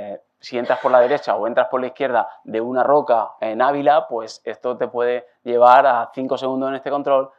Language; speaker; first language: Spanish; native; Spanish